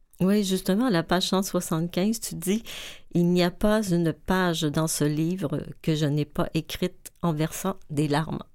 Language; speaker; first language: French; native; French